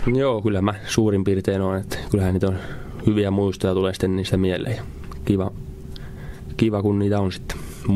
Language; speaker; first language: Finnish; native; Finnish